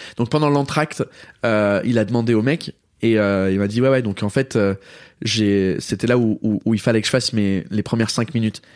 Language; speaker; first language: French; early bilingual, heritage; English